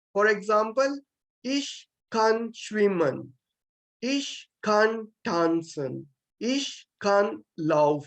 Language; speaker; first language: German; non-native, fluent; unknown